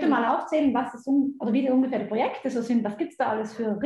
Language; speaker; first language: German; native; German